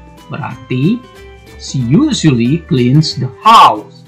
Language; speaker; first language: English; non-native, fluent; Indonesian